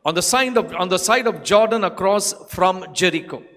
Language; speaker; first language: English; non-native, local second language; Tamil